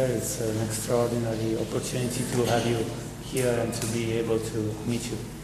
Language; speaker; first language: English; non-native, fluent; Italian